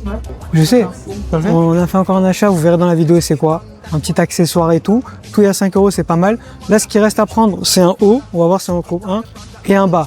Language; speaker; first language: French; native; French